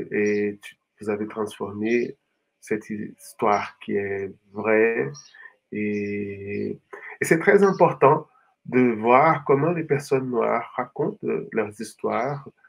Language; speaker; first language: French; non-native, fluent; Portuguese